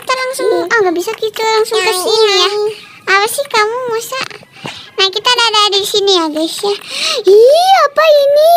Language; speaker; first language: Indonesian; native; Indonesian